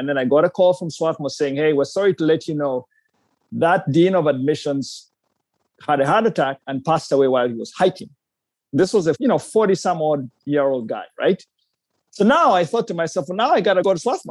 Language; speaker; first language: English; non-native, local second language; Ganda